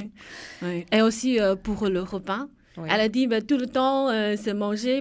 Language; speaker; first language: French; non-native, fluent; Chinese